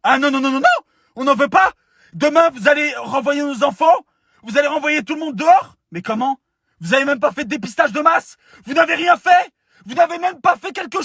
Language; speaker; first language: French; native; French